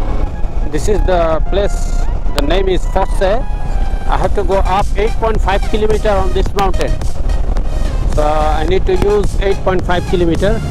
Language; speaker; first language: English; non-native, learner; Bangla